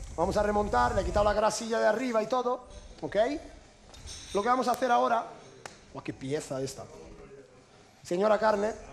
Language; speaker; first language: Spanish; non-native, fluent; Italian